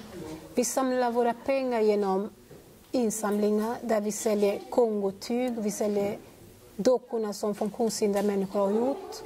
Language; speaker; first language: Swedish; non-native, fluent; Lingala